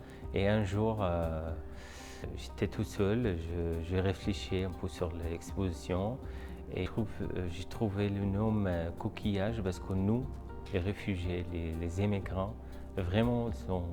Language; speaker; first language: French; non-native, learner; Arabic